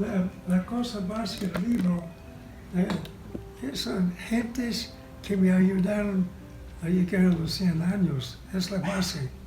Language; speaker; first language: Spanish; non-native, fluent; English